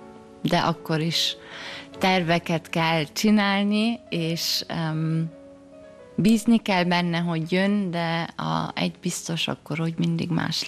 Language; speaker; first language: Hungarian; early bilingual, heritage; German